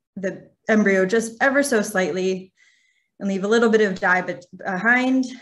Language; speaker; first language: English; native; English